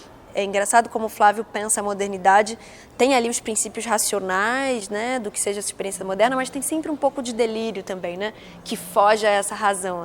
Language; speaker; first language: Portuguese; native; Portuguese